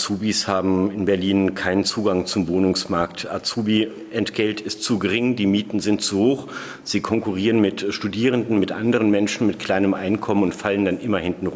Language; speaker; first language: German; native; German